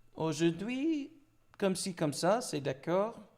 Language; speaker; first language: French; non-native, learner; English